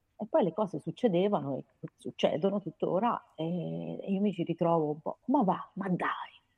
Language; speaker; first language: Italian; native; Italian